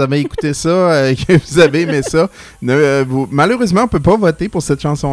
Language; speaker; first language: French; native; French